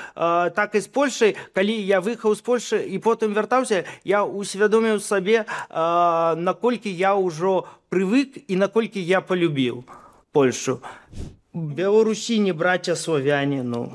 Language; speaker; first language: Belarusian; non-native, local second language; Russian